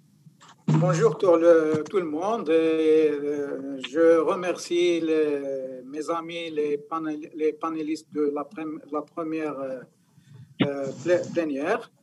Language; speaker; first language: French; non-native, local second language; Arabic